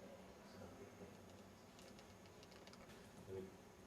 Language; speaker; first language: Japanese; non-native, fluent; Urdu